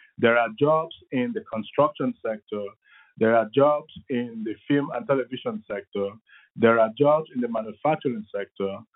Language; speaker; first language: English; non-native, local second language; Igbo